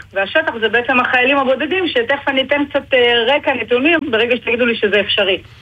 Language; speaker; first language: Hebrew; native; Hebrew